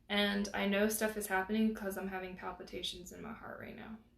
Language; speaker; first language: English; native; English